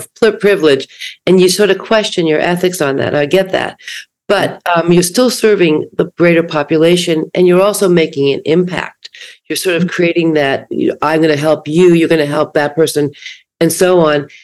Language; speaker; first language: English; native; English